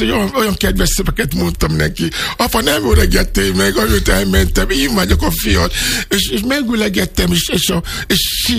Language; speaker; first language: Hungarian; non-native, learner; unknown